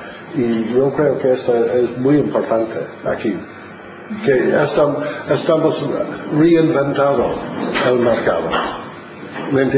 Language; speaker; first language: Spanish; non-native, fluent; English